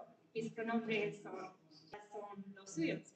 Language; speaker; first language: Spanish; non-native, learner; English